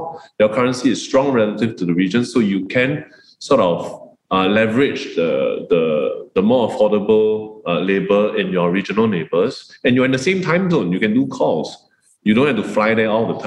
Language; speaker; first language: English; non-native, local second language; Chinese